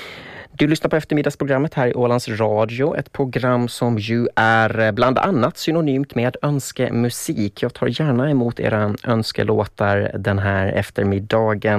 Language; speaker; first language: Swedish; native; Swedish